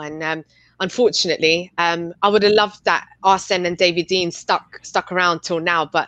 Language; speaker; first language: English; native; English